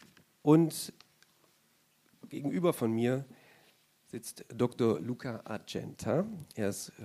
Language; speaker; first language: German; native; German